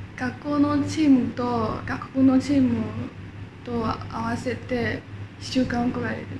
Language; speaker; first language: Japanese; non-native, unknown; Chinese